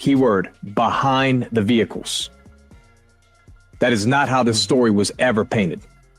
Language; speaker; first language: English; native; English